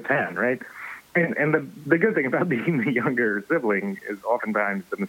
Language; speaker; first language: English; native; English